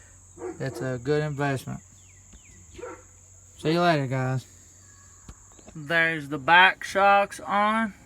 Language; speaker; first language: English; native; English